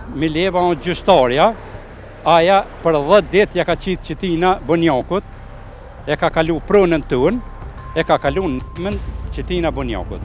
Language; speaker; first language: Albanian; native; Albanian